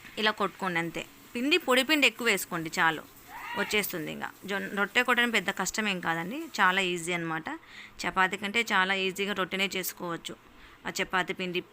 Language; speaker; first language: Telugu; native; Telugu